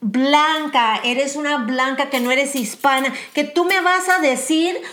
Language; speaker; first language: Spanish; early bilingual, heritage; Spanish